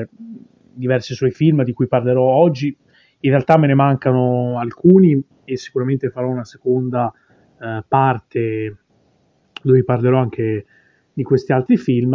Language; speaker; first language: Italian; native; Italian